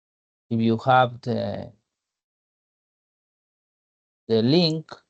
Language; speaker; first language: English; non-native, learner; Spanish